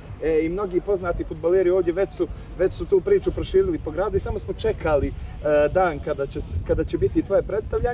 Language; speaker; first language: Serbian; native; Serbian